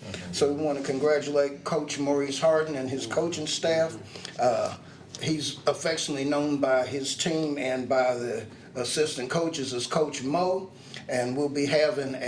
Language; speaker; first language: English; native; English